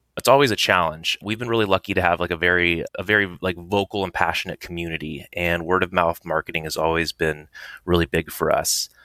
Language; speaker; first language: English; native; English